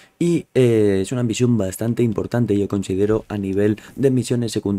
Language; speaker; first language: Spanish; native; Spanish